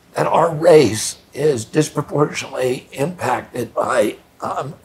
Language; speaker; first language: English; native; English